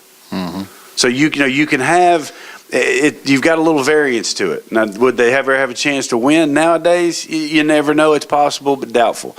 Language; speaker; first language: English; native; English